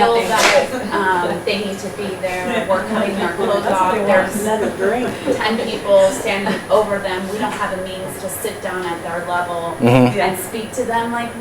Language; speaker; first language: English; native; English